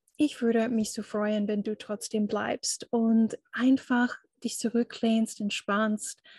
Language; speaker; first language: German; non-native, fluent; English